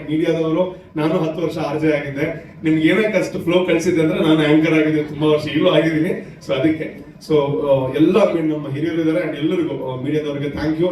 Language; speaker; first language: Kannada; non-native, local second language; Tulu